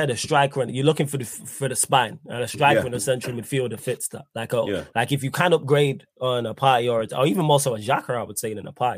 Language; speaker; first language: English; native; English